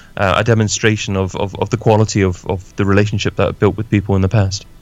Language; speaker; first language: English; native; English